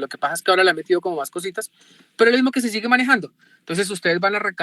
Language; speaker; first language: Spanish; native; Spanish